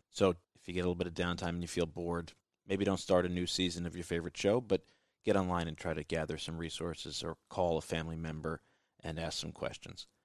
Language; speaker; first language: English; native; English